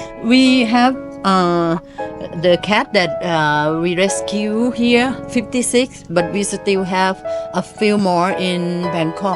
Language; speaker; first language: English; non-native, local second language; Thai